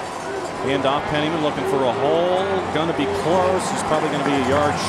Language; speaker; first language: English; native; English